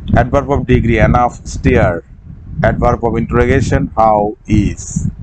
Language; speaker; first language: English; non-native, local second language; Assamese